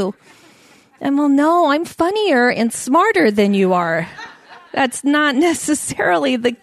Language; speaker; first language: English; native; English